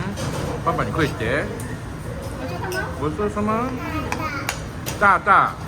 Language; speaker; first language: Japanese; native; Japanese